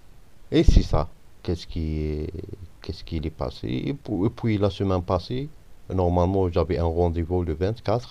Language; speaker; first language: French; non-native, fluent; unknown